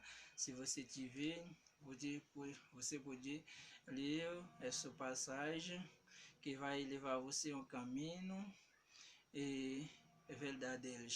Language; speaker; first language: Portuguese; non-native, learner; Haitian Creole